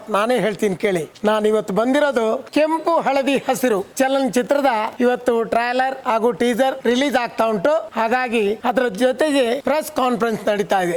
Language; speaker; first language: Kannada; non-native, local second language; Tulu